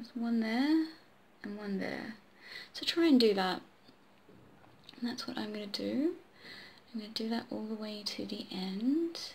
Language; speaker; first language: English; native; English